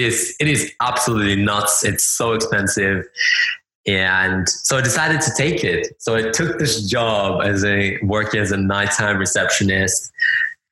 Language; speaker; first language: English; non-native, fluent; Lithuanian